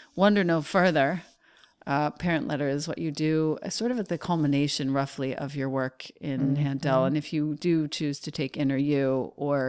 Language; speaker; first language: English; native; English